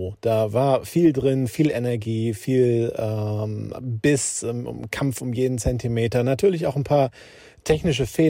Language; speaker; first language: German; native; German